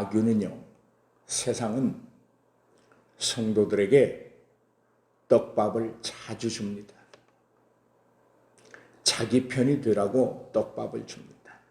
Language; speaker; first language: Korean; native; Korean